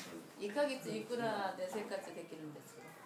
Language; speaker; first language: Japanese; non-native, learner; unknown